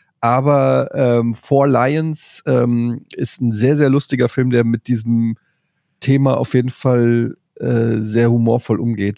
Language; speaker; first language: German; native; German